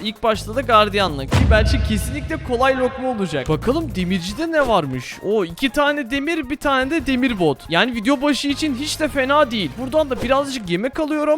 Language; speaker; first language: Turkish; native; Turkish